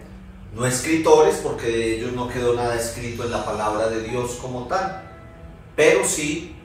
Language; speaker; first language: Spanish; native; Spanish